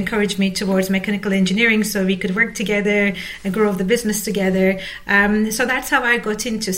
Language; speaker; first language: English; non-native, fluent; Turkish